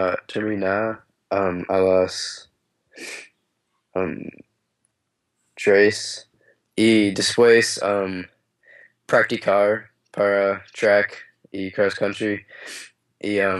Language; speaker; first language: Spanish; non-native, learner; English